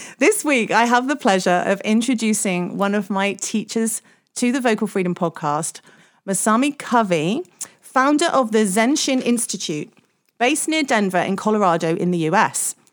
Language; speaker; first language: English; native; English